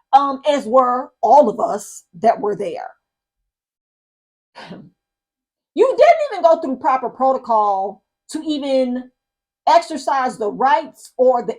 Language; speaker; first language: English; native; English